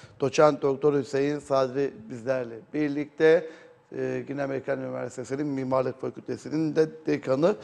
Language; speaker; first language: Turkish; native; Turkish